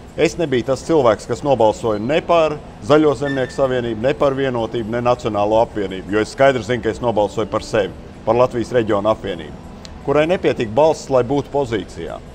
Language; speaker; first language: Latvian; native; Latvian